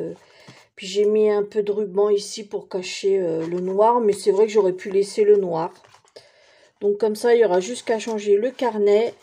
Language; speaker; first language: French; native; French